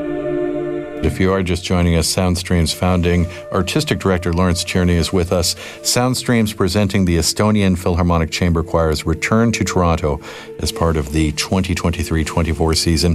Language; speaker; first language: English; native; English